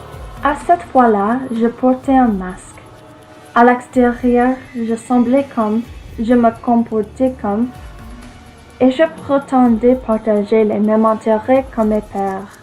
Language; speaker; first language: French; non-native, learner; English